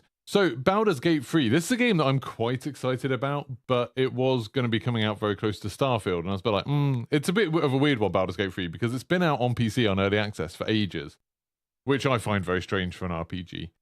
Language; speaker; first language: English; native; English